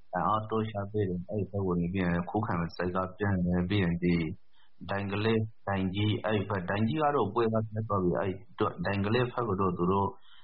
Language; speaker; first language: Burmese; native; Burmese